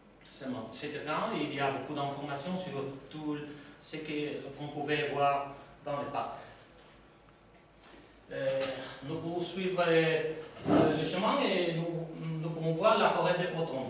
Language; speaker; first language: French; non-native, learner; Spanish